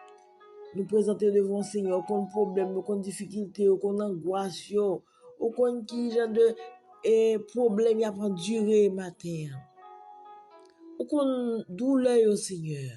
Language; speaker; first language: French; non-native, local second language; Haitian Creole